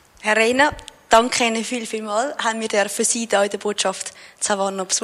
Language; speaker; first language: German; native; German